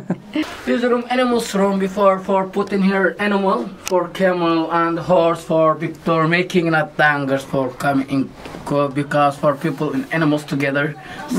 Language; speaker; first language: English; non-native, learner; Arabic